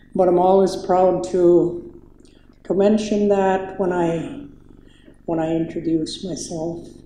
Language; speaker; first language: English; native; English